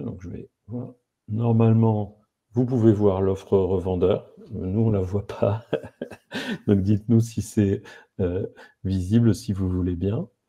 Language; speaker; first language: French; native; French